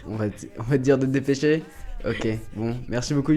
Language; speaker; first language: French; native; French